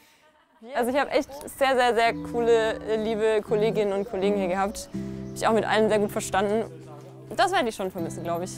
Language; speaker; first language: German; native; German